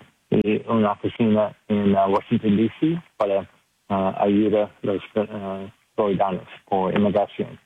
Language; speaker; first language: Spanish; non-native, learner; English